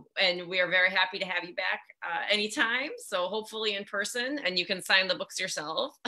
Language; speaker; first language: English; native; English